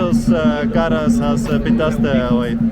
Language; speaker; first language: Spanish; non-native, learner; Dutch